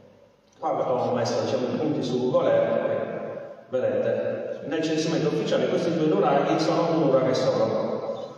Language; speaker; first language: Italian; native; Italian